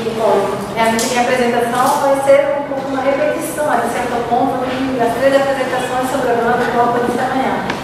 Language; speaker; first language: Portuguese; non-native, fluent; Spanish